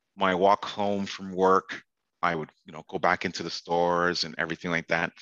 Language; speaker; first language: English; native; English